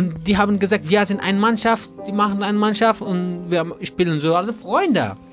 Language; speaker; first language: German; non-native, learner; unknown